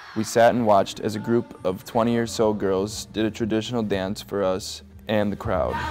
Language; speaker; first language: English; native; English